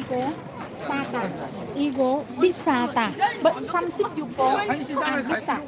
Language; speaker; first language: Korean; non-native, learner; Vietnamese